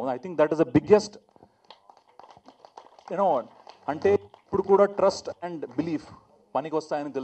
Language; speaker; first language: Telugu; non-native, fluent; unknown